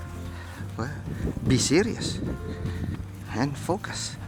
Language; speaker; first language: English; non-native, fluent; Indonesian